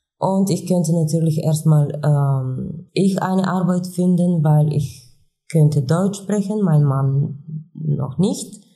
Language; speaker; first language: German; non-native, fluent; Bulgarian